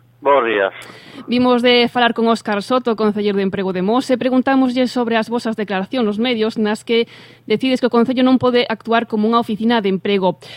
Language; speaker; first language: Galician; native; Galician